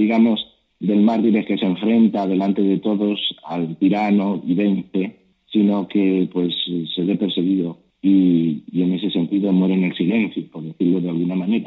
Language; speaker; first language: Spanish; native; Spanish